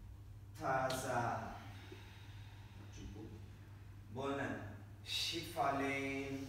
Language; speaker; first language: Vietnamese; non-native, learner; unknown